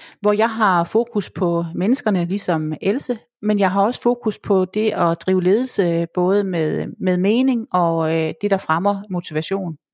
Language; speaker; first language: Danish; native; Danish